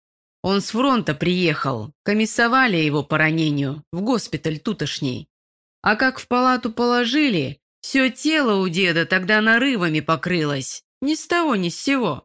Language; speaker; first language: Russian; native; Russian